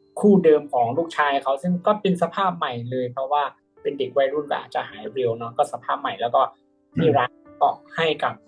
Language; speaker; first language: Thai; native; Thai